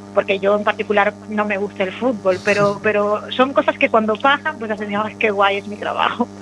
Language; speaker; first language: Spanish; native; Spanish